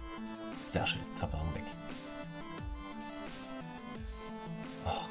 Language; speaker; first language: German; native; German